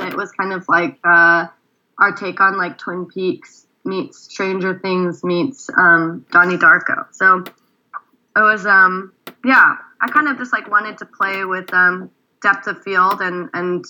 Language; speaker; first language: English; native; English